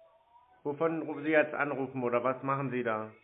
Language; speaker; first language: German; native; German